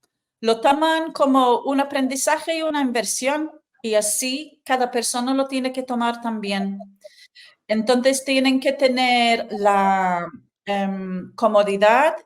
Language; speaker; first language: Spanish; non-native, fluent; English